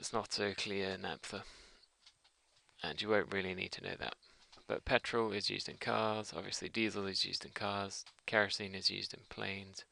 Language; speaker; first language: English; native; English